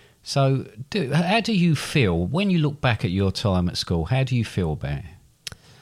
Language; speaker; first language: English; native; English